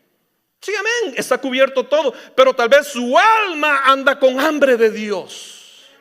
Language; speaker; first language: Spanish; native; Spanish